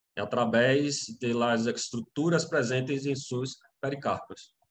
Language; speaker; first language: Spanish; non-native, learner; Portuguese